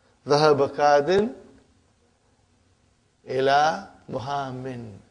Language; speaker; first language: Arabic; non-native, fluent; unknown